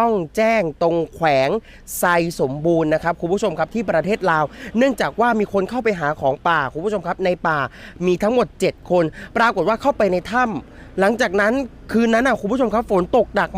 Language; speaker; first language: Thai; native; Thai